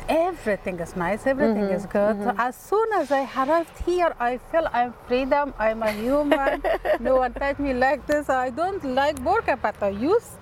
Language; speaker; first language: English; non-native, fluent; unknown